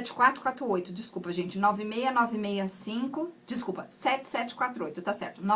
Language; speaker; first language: Portuguese; native; Portuguese